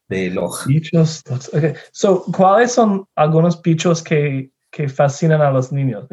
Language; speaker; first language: Spanish; non-native, fluent; English